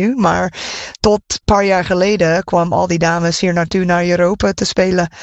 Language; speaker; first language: Dutch; non-native, fluent; English